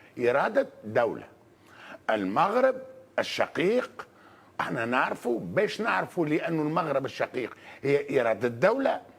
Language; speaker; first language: Arabic; native; Arabic